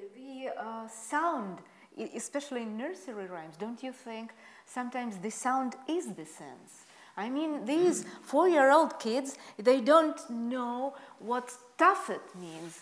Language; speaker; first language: English; non-native, fluent; Russian